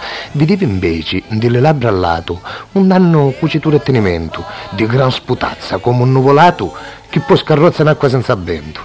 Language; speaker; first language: Italian; native; Italian